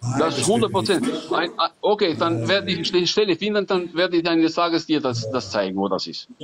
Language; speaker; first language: German; non-native, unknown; Albanian